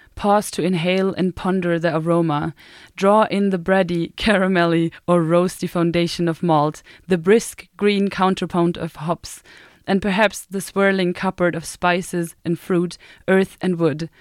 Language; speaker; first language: English; non-native, fluent; German